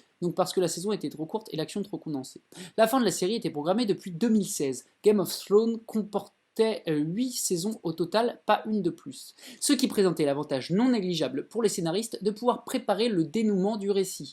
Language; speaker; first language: French; native; French